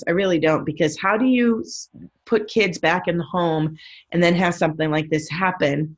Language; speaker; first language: English; native; English